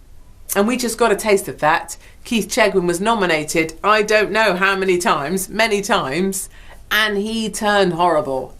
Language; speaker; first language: English; native; English